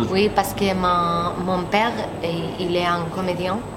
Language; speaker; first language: French; non-native, learner; Catalan